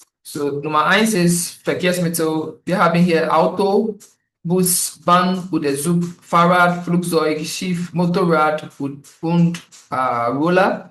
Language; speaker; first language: German; non-native, fluent; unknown